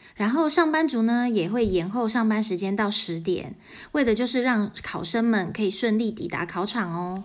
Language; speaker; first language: Chinese; native; Chinese